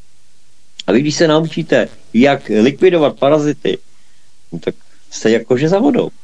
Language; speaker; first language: Czech; native; Czech